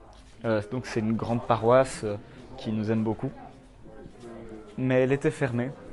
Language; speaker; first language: French; native; French